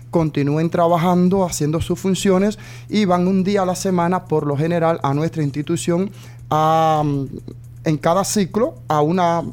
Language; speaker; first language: Spanish; native; Spanish